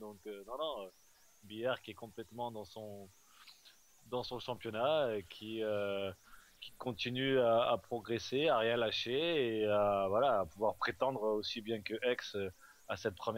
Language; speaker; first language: French; native; French